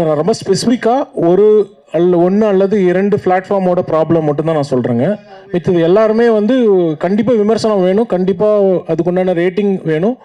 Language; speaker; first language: Tamil; native; Tamil